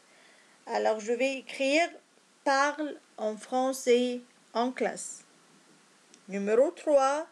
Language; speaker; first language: French; non-native, fluent; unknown